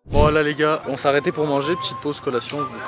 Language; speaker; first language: French; native; French